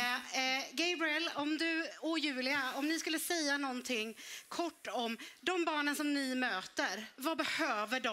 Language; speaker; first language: Swedish; native; Swedish